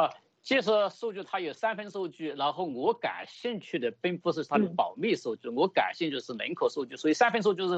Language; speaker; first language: Chinese; native; Chinese